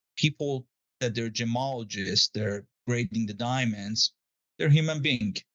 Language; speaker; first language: English; non-native, fluent; Persian